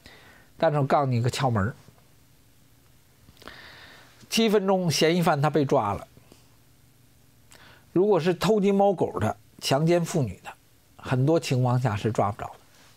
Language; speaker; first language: Chinese; native; Chinese